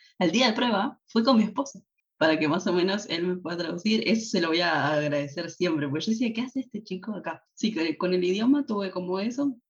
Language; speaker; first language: Spanish; native; Spanish